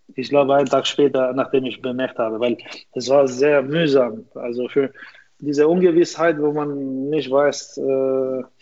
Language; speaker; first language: German; non-native, fluent; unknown